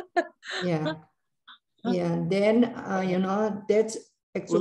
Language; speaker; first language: English; non-native, learner; Indonesian